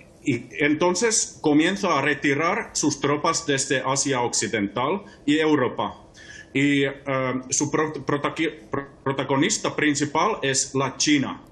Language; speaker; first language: Spanish; non-native, fluent; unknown